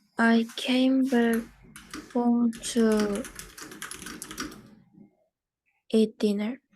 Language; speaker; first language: English; non-native, learner; Korean